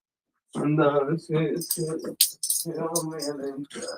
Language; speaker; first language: Swedish; early bilingual, other home language; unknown